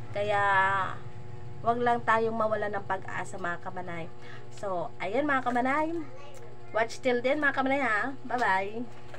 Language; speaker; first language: Filipino; non-native, local second language; Bikol